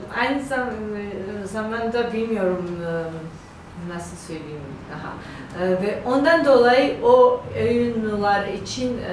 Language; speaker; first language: Turkish; non-native, learner; Georgian